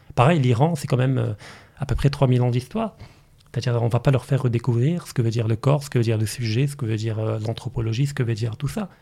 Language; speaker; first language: French; non-native, local second language; Arabic